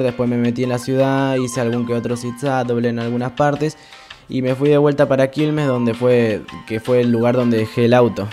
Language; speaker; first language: Spanish; native; Spanish